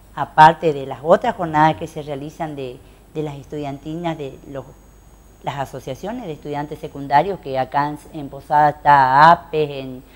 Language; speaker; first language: Spanish; native; Spanish